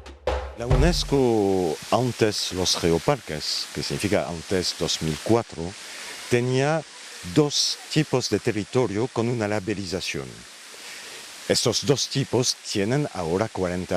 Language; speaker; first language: Spanish; non-native, fluent; French